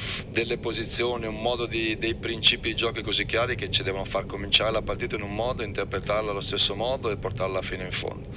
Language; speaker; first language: Italian; native; Italian